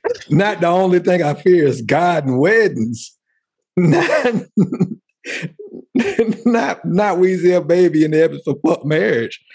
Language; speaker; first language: English; native; English